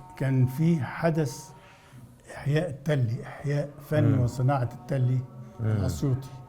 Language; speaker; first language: Egyptian Arabic; native; Egyptian Arabic